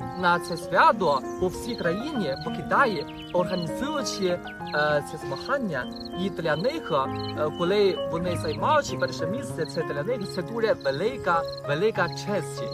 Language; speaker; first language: Ukrainian; non-native, fluent; Chinese